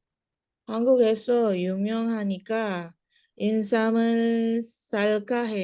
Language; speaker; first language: Korean; non-native, learner; Malay